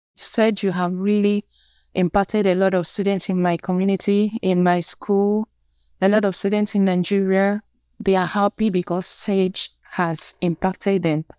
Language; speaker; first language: English; non-native, local second language; Igbo